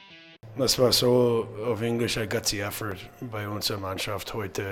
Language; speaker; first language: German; non-native, learner; English